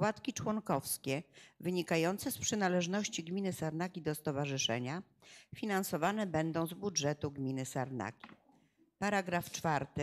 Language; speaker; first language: Polish; native; Polish